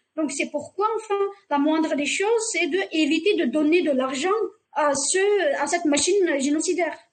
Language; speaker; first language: French; non-native, fluent; Uyghur